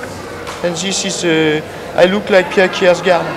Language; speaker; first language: English; non-native, fluent; French